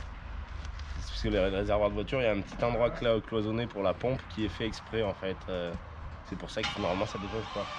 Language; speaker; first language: French; native; French